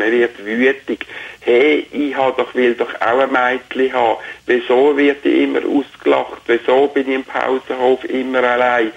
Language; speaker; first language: German; native; German